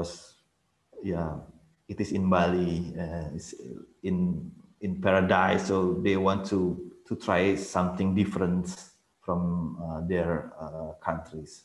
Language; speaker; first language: English; non-native, fluent; Indonesian